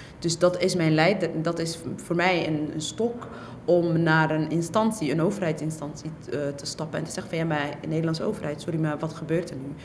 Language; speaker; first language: Dutch; early bilingual, other home language; Somali